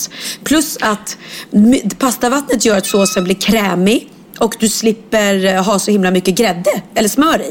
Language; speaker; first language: Swedish; native; Swedish